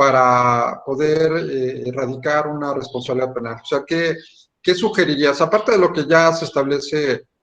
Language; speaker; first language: Spanish; native; Spanish